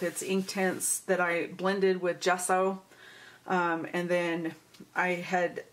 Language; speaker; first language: English; native; English